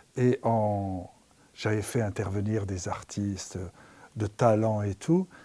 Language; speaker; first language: French; non-native, local second language; Arabic